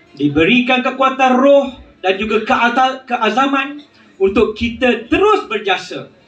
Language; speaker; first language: Malay; native; Malay